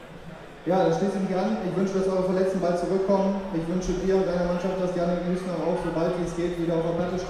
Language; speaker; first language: German; native; German